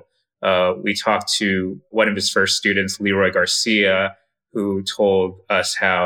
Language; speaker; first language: English; native; English